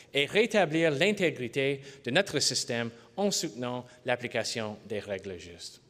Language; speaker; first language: French; non-native, fluent; English